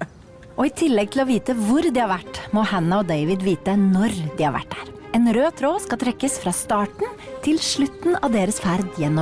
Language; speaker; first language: Norwegian; native; Norwegian